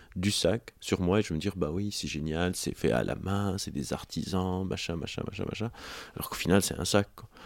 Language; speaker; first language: French; non-native, local second language; Arabic